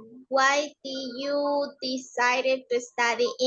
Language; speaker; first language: English; non-native, learner; Spanish